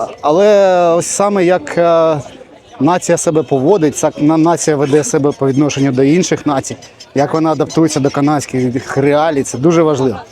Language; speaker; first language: Ukrainian; native; Ukrainian